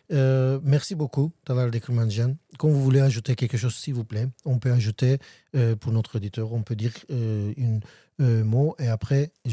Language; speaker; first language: French; non-native, learner; Armenian